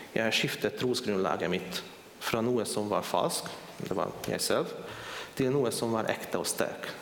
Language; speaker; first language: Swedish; non-native, fluent; Hungarian